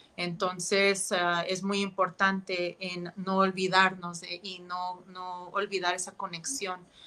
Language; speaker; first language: Spanish; early bilingual, heritage; Spanish